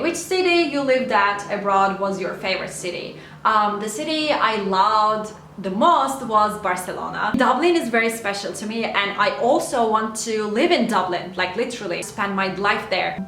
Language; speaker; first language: English; non-native, fluent; Turkish